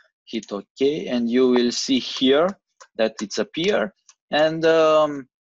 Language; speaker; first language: English; non-native, fluent; Romanian